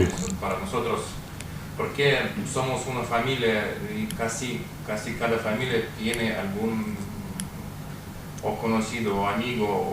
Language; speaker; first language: Spanish; non-native, fluent; Russian